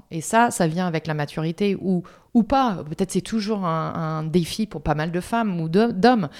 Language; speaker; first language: French; non-native, fluent; English